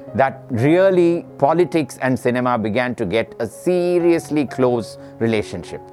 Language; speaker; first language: English; non-native, local second language; Tamil